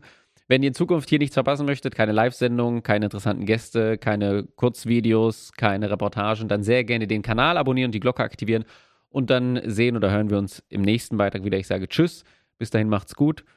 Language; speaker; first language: German; native; German